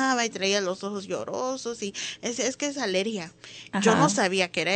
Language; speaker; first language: Spanish; early bilingual, heritage; Spanish